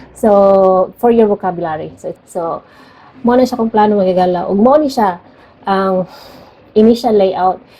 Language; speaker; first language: Cebuano; native; Cebuano